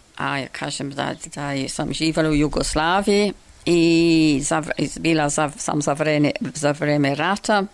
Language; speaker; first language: Serbian; non-native, fluent; English